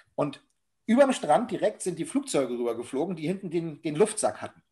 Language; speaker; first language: German; native; German